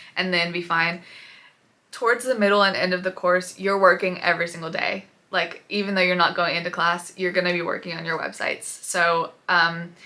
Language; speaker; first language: English; native; English